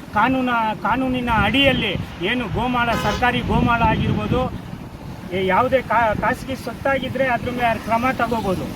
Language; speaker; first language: Kannada; native; Kannada